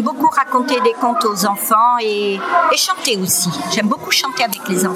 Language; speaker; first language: French; native; French